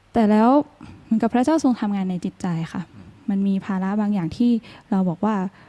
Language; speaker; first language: Thai; native; Thai